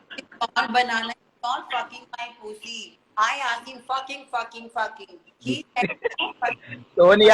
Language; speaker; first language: English; non-native, learner; Hindi